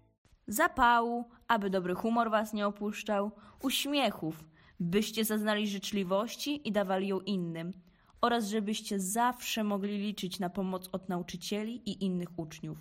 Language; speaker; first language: Polish; native; Polish